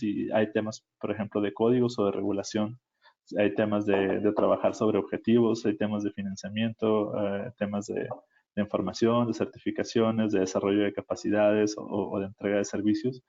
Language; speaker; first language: Spanish; native; Spanish